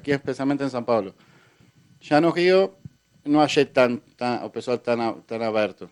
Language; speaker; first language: Portuguese; non-native, fluent; Spanish